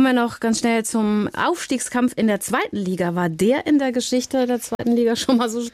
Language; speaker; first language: German; native; German